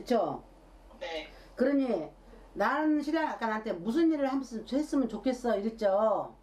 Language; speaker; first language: Korean; native; Korean